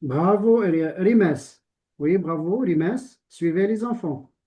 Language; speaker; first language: French; non-native, local second language; Arabic